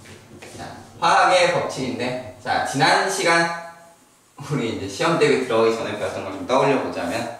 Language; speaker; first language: Korean; native; Korean